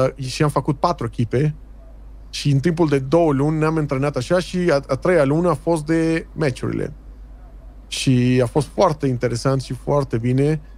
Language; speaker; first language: Romanian; non-native, fluent; Spanish